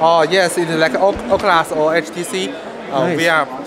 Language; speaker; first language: English; non-native, learner; Chinese